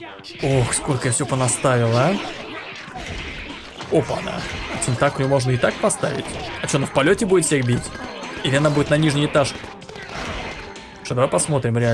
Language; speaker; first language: Russian; native; Russian